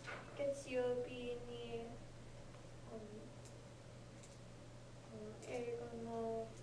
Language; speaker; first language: Japanese; non-native, learner; English